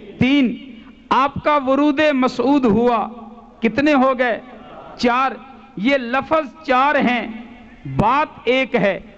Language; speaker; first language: Urdu; non-native, local second language; Punjabi